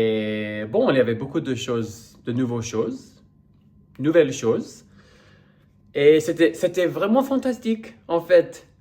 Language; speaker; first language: French; non-native, fluent; English